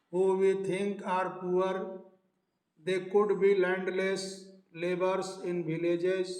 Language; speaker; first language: English; non-native, local second language; Hindi